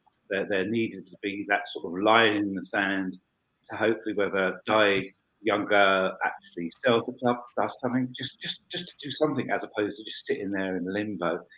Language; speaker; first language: English; native; English